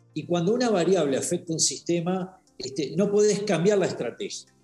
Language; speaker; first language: Spanish; native; Spanish